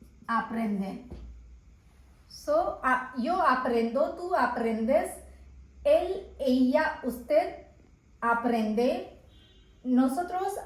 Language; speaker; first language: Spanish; non-native, fluent; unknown